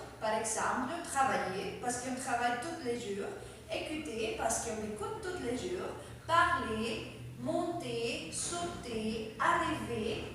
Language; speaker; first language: French; non-native, fluent; Spanish